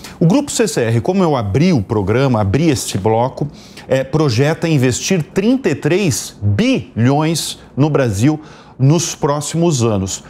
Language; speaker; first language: Portuguese; native; Portuguese